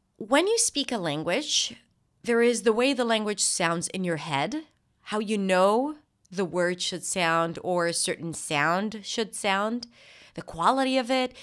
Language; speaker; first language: English; non-native, fluent; Hebrew